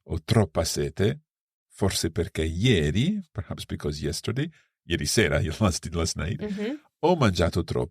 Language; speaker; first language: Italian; non-native, fluent; English